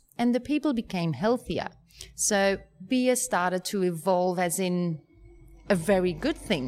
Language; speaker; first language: English; non-native, fluent; Dutch